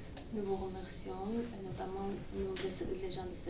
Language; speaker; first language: French; non-native, fluent; Armenian